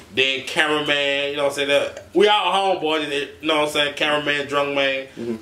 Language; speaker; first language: English; native; English